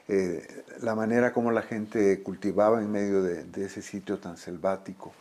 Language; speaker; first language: Spanish; native; Spanish